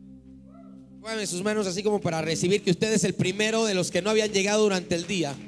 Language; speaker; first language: Spanish; native; Spanish